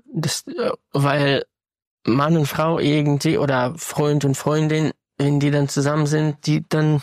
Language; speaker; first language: German; non-native, fluent; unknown